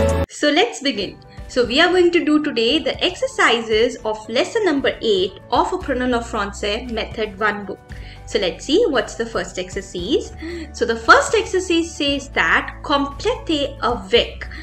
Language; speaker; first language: English; non-native, local second language; Hindi